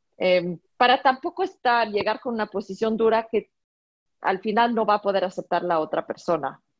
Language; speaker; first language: Spanish; non-native, fluent; French